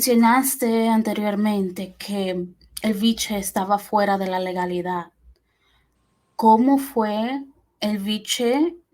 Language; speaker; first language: Spanish; early bilingual, heritage; Spanish